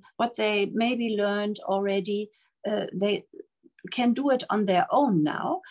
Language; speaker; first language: English; non-native, fluent; German